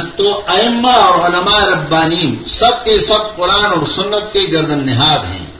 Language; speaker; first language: Urdu; non-native, local second language; Pashto